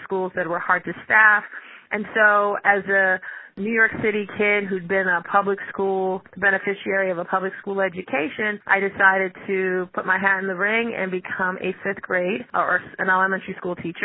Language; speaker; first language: English; native; English